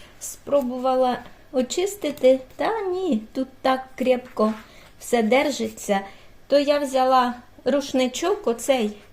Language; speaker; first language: Ukrainian; native; Ukrainian